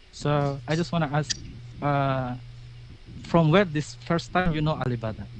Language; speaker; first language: English; non-native, learner; Indonesian